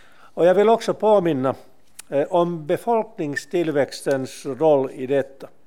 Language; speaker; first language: Swedish; non-native, local second language; Finnish